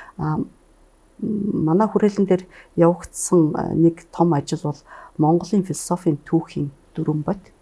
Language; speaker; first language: Mongolian; native; Mongolian